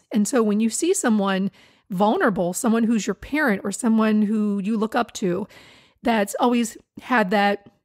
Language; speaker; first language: English; native; English